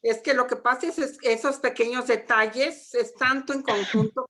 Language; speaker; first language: Spanish; native; Spanish